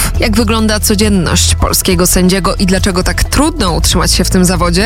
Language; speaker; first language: Polish; native; Polish